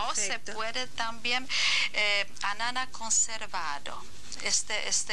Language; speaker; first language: Spanish; non-native, learner; Czech